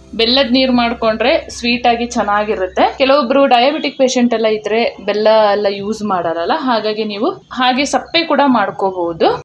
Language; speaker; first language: Kannada; non-native, local second language; Kodava